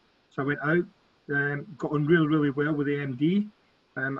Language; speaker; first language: English; native; English